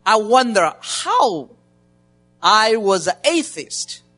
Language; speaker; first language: English; non-native, learner; Chinese